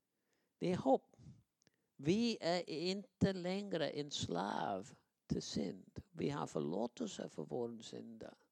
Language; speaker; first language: Swedish; non-native, fluent; English